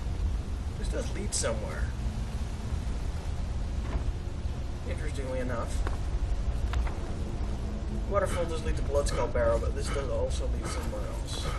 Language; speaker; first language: English; native; English